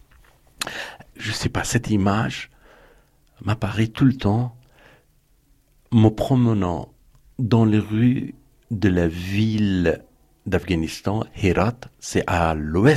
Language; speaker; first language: French; non-native, fluent; Persian